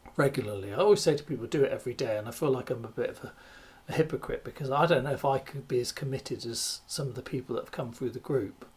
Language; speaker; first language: English; native; English